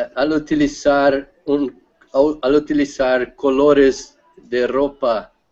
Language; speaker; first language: Spanish; non-native, learner; Portuguese